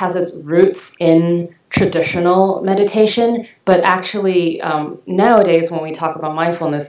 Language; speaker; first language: English; non-native, local second language; Cantonese